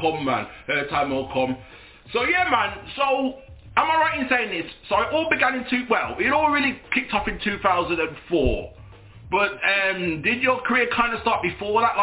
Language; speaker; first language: English; native; English